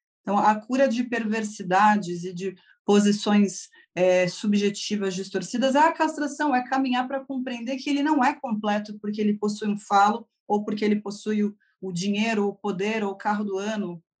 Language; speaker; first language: Portuguese; native; Portuguese